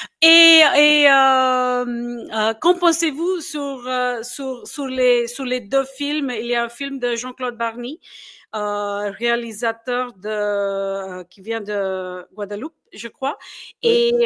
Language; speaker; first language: French; non-native, fluent; English